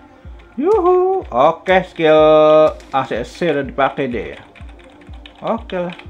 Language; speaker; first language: Indonesian; native; Indonesian